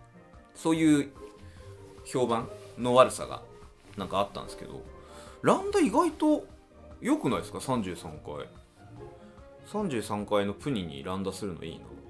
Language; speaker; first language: Japanese; native; Japanese